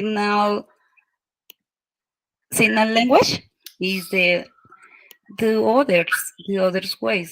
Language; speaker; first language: English; non-native, learner; Spanish